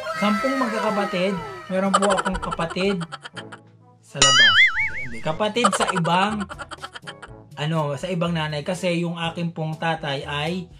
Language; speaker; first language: Filipino; native; Filipino